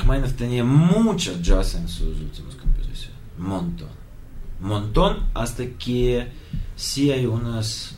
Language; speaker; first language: Spanish; non-native, learner; Russian